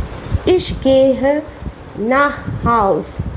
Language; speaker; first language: German; non-native, fluent; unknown